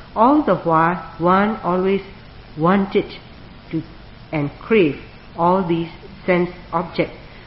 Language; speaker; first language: English; non-native, fluent; Burmese